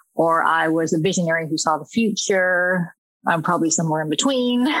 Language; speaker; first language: English; native; English